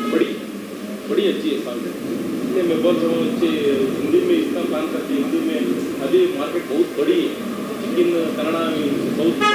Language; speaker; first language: Hindi; non-native, local second language; Kannada